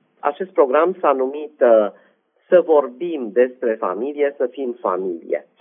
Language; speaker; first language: Romanian; native; Romanian